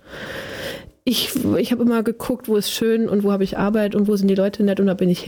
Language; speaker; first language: German; native; German